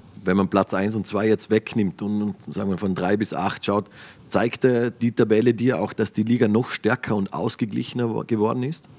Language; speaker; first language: German; native; German